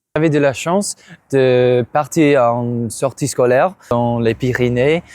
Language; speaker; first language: French; non-native, fluent; English